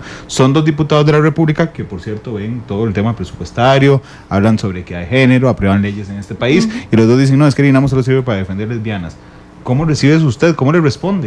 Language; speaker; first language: Spanish; native; Spanish